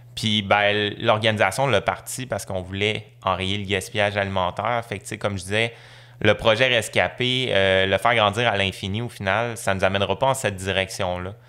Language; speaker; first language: French; native; French